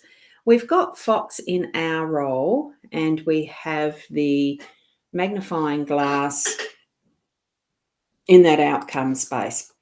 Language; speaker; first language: English; native; English